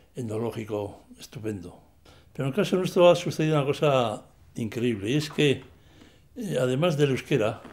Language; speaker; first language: Spanish; non-native, local second language; Basque